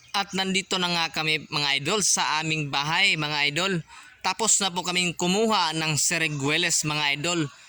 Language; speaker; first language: Filipino; non-native, local second language; Cebuano